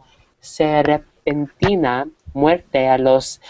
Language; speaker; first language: Spanish; non-native, learner; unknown